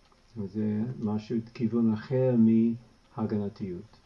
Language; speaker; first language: Hebrew; non-native, fluent; English